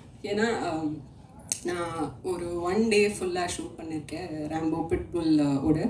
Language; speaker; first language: Tamil; non-native, learner; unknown